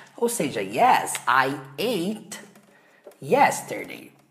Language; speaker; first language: English; non-native, fluent; Portuguese